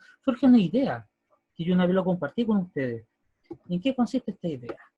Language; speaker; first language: Spanish; native; Spanish